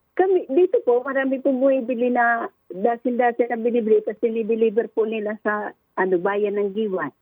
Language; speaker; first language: Filipino; non-native, local second language; Hiligaynon